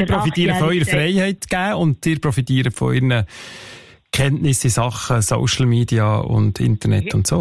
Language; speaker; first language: German; native; German